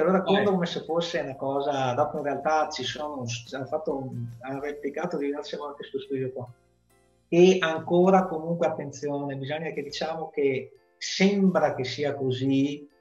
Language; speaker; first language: Italian; native; Italian